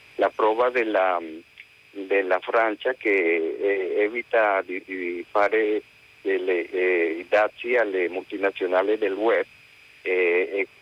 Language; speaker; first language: Italian; non-native, fluent; Spanish